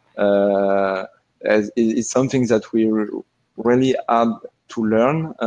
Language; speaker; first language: English; non-native, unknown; French